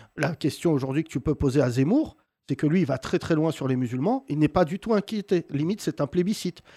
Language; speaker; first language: French; native; French